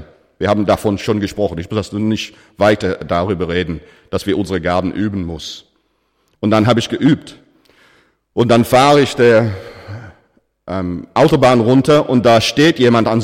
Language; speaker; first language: German; non-native, fluent; English